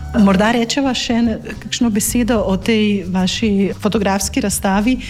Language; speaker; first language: Slovenian; native; Slovenian